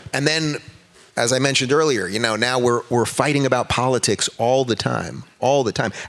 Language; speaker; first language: English; native; English